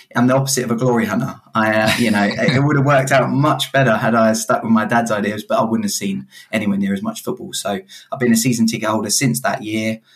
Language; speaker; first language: English; native; English